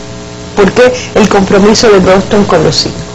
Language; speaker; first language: Spanish; native; Spanish